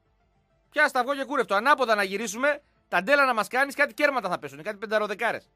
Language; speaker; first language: Greek; native; Greek